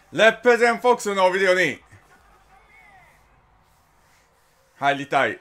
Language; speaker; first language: Japanese; non-native, learner; English